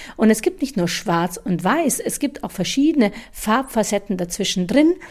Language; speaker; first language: German; native; German